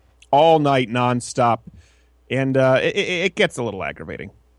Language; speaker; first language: English; early bilingual, other home language; French